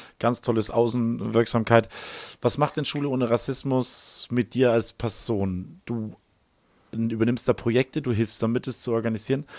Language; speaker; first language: German; native; German